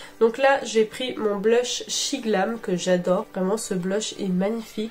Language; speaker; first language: French; early bilingual, other home language; Portuguese